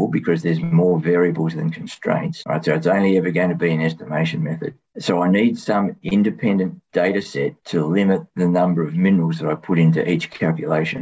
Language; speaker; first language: English; native; English